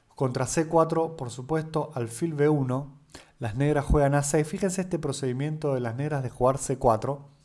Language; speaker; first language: Spanish; native; Spanish